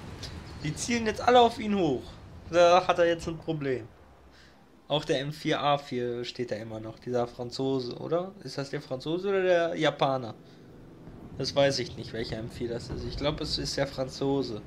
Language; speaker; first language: German; native; German